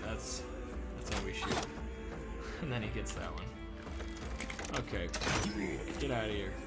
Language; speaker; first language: English; native; English